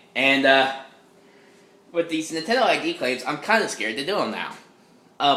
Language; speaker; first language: English; native; English